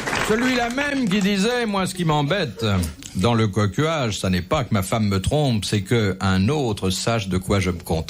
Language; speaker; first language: French; native; French